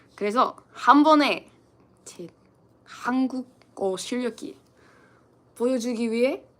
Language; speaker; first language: Korean; non-native, fluent; English